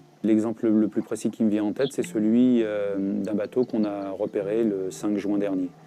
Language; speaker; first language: French; native; French